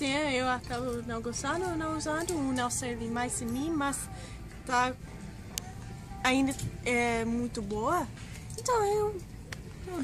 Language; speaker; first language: Portuguese; non-native, fluent; English